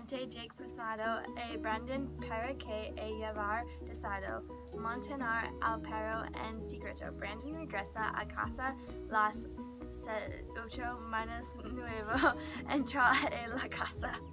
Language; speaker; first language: Spanish; non-native, learner; English